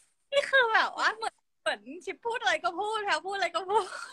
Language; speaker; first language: Thai; early bilingual, heritage; Thai